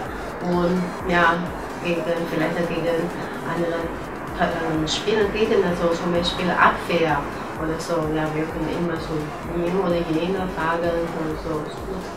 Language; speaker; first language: German; non-native, learner; Chinese